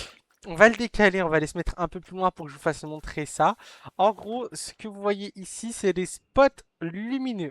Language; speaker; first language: French; native; French